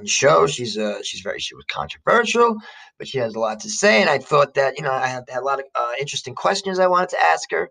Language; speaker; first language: English; native; English